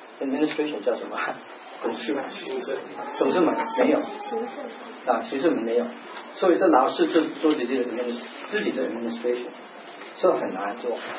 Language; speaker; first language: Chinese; non-native, learner; English